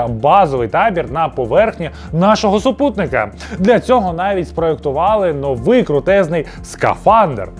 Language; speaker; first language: Ukrainian; native; Ukrainian